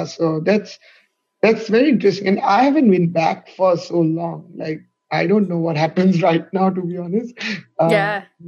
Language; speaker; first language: English; non-native, local second language; Gujarati